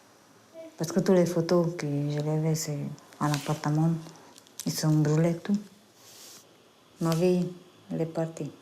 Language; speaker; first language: French; non-native, learner; Romanian